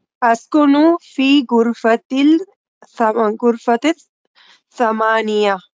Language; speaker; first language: Arabic; non-native, learner; Tamil